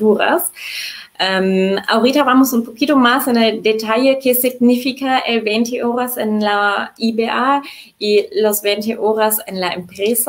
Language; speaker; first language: Spanish; non-native, fluent; German